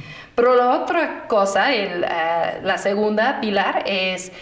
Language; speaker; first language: Spanish; non-native, fluent; English